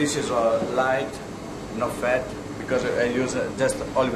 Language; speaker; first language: English; non-native, learner; Italian